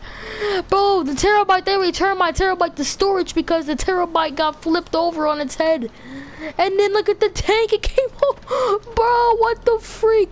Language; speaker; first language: English; native; English